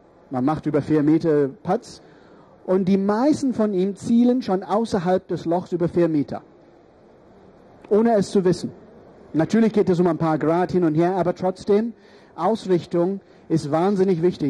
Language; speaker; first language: German; non-native, fluent; English